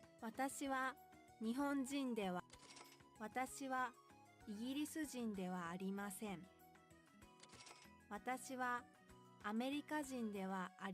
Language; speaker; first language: Japanese; non-native, learner; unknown